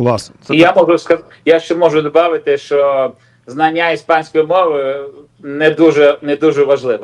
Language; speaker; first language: Ukrainian; non-native, local second language; Russian